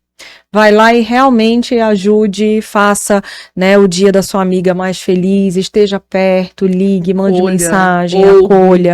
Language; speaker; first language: Portuguese; native; Portuguese